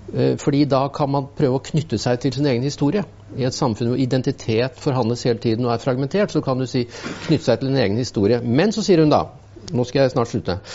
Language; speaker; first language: Norwegian; native; Norwegian